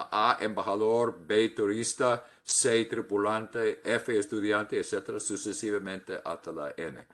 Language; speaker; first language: Spanish; non-native, fluent; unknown